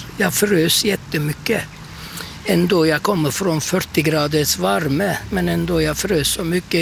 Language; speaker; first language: Swedish; non-native, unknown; Turkish